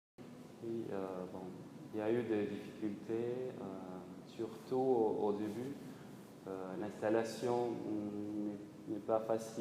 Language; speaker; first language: French; non-native, fluent; Spanish